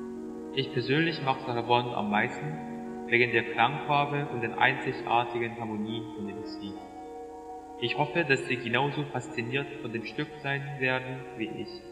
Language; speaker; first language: German; non-native, fluent; Korean